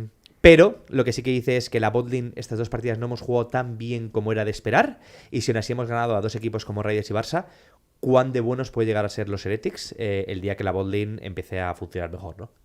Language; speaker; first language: Spanish; native; Spanish